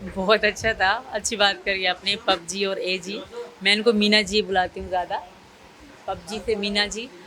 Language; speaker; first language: Urdu; non-native, local second language; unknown